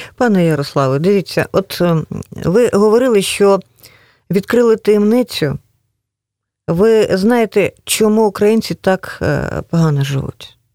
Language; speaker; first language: Ukrainian; native; Ukrainian